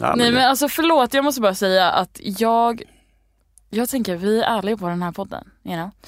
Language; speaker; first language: Swedish; early bilingual, heritage; Swedish